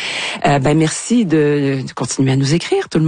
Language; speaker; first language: French; native; French